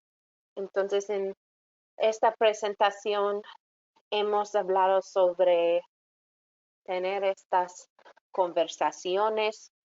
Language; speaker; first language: Spanish; non-native, fluent; English